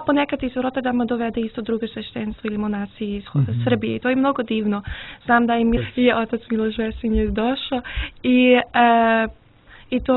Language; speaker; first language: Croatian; early bilingual, heritage; Serbian